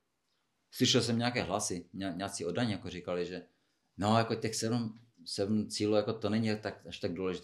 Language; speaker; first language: Czech; non-native, fluent; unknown